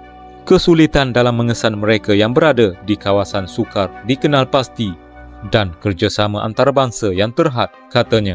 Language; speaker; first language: Malay; native; Malay